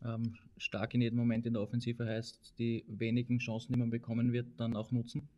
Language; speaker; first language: German; native; German